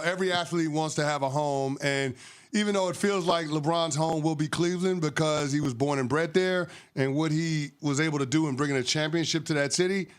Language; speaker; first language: English; native; English